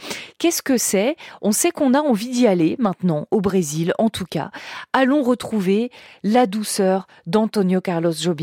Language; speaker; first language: French; native; French